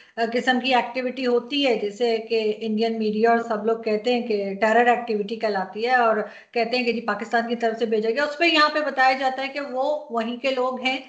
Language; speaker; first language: Urdu; native; Urdu